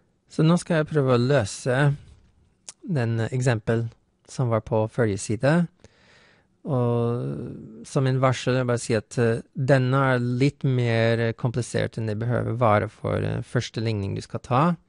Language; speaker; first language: Norwegian; non-native, fluent; English